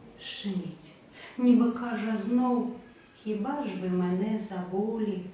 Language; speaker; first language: Belarusian; native; Belarusian